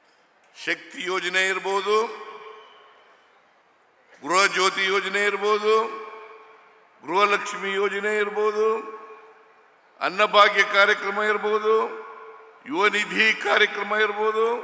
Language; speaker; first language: Kannada; native; Kannada